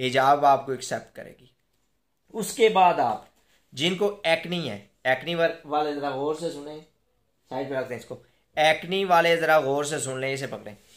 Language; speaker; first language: Urdu; non-native, local second language; Punjabi